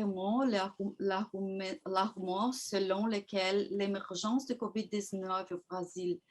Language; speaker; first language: French; non-native, fluent; Portuguese